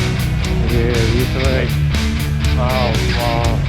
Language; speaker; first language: English; non-native, learner; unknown